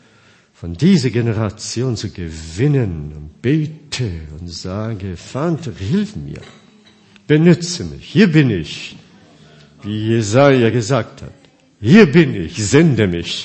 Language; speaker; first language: German; non-native, fluent; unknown